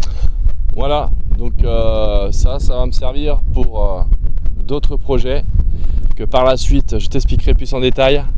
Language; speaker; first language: French; native; French